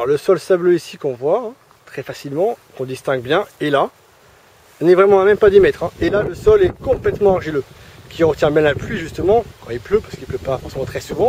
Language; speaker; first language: French; native; French